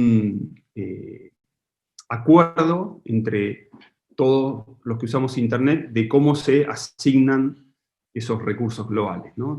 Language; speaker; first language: Spanish; native; Spanish